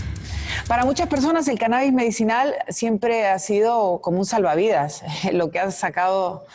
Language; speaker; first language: Spanish; native; Spanish